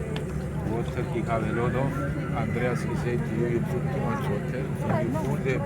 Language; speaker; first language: English; non-native, learner; Greek